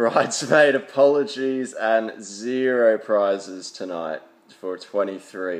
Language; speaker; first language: English; native; English